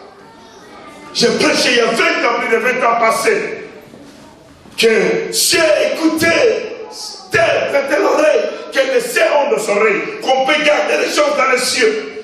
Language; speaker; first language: French; non-native, local second language; Lingala